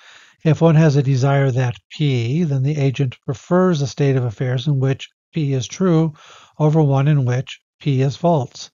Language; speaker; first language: English; native; English